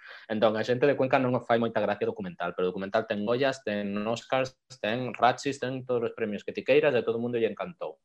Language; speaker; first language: Galician; non-native, local second language; Spanish